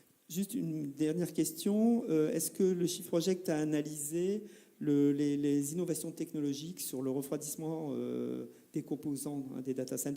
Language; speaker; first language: French; native; French